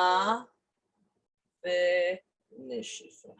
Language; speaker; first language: Hebrew; non-native, fluent; English